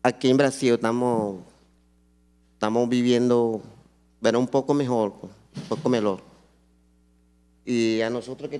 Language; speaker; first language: Portuguese; non-native, learner; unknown